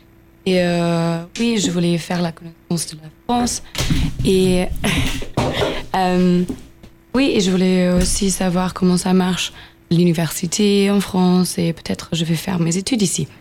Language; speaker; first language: French; non-native, fluent; German